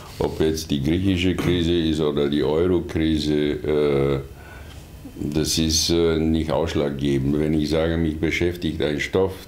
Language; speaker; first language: German; non-native, fluent; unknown